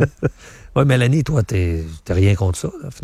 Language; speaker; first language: French; native; French